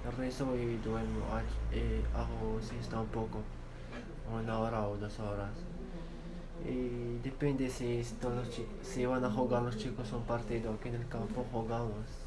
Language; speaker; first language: Spanish; non-native, learner; Arabic